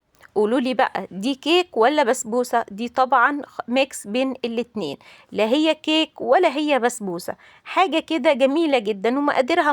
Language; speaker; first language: Arabic; native; Arabic